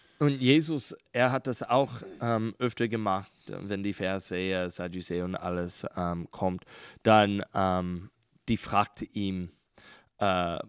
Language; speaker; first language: German; non-native, learner; English